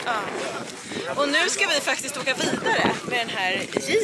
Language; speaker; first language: Swedish; native; Swedish